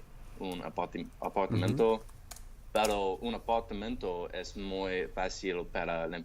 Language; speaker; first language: Spanish; non-native, learner; English